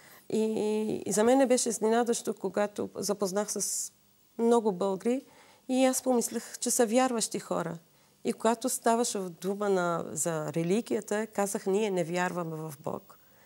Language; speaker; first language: Bulgarian; non-native, fluent; Assyrian Neo-Aramaic